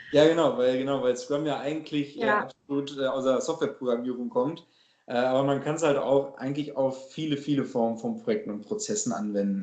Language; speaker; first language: German; native; German